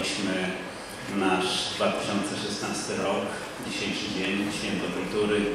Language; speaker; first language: Polish; native; Polish